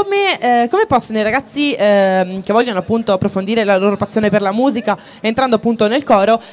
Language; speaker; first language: Italian; native; Italian